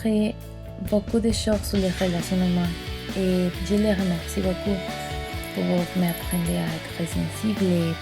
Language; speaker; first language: French; non-native, learner; Spanish